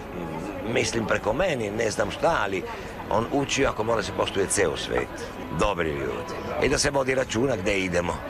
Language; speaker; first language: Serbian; non-native, learner; Italian